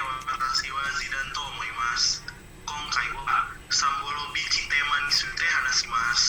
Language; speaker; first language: Japanese; non-native, learner; Indonesian